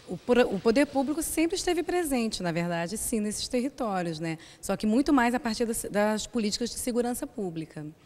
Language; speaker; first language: Portuguese; native; Portuguese